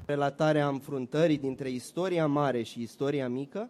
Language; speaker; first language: Romanian; native; Romanian